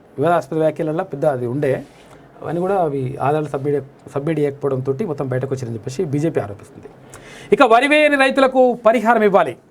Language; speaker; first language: Telugu; native; Telugu